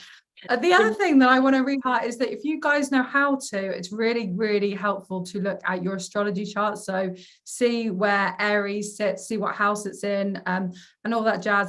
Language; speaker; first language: English; native; English